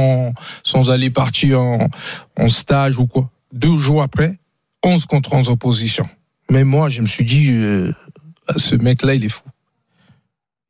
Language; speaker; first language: French; non-native, fluent; Portuguese